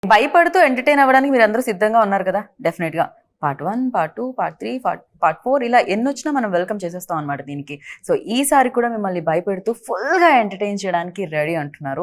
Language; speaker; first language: Telugu; native; Telugu